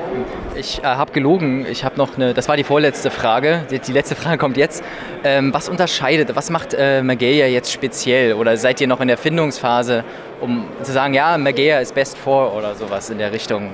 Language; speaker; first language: German; native; German